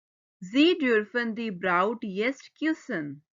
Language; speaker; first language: German; non-native, fluent; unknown